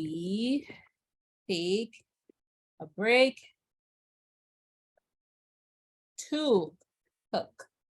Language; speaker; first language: English; non-native, learner; Spanish